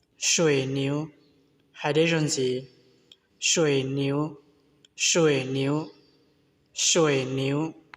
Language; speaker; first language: Chinese; non-native, learner; Hmong